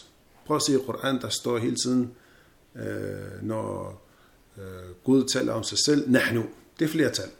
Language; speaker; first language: Danish; non-native, fluent; Arabic